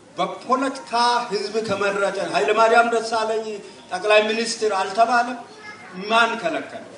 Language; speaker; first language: Amharic; non-native, local second language; Wolaytta